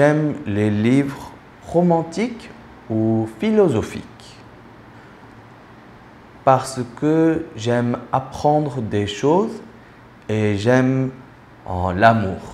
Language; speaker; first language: French; non-native, learner; Korean